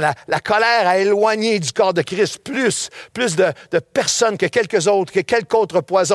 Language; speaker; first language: French; native; French